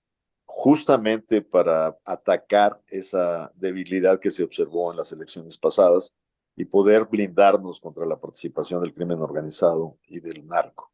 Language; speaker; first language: Spanish; native; Spanish